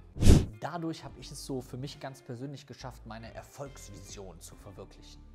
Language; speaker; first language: German; native; German